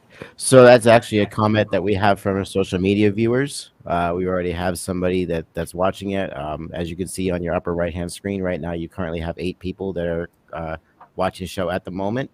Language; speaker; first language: English; native; English